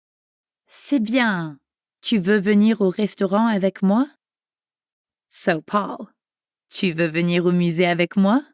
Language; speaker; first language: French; non-native, fluent; English